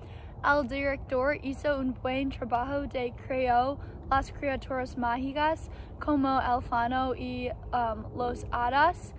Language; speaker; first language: Spanish; non-native, learner; English